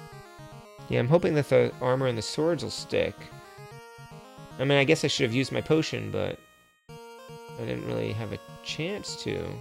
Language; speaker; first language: English; native; English